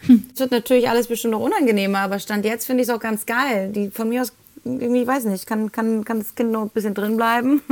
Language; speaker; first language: German; early bilingual, other home language; Spanish